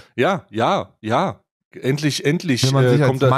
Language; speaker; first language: German; native; German